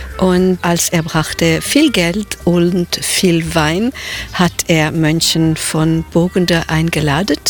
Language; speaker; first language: German; non-native, local second language; French